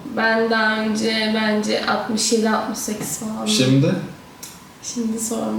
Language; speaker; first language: Turkish; native; Turkish